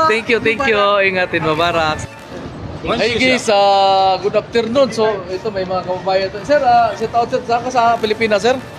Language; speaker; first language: Filipino; non-native, local second language; Cebuano